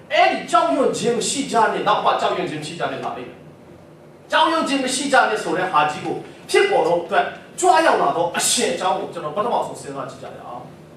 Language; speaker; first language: Burmese; non-native, local second language; Kachin